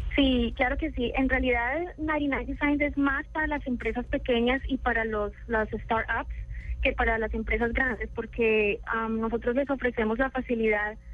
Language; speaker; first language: Spanish; native; Spanish